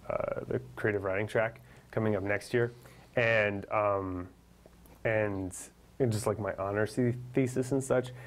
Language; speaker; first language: English; native; English